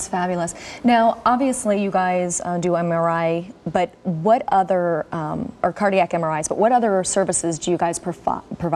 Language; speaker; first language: English; native; English